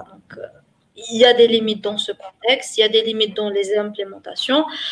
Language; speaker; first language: French; non-native, local second language; Arabic